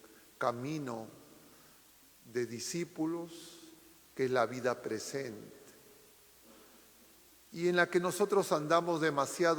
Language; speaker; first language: Spanish; native; Spanish